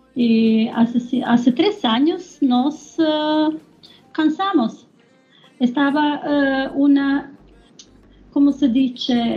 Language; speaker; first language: Spanish; non-native, learner; German